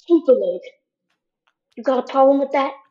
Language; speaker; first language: English; native; English